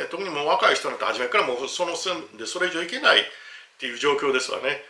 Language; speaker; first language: Japanese; native; Japanese